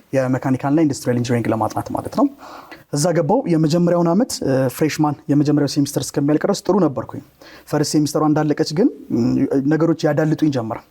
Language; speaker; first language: Amharic; native; Amharic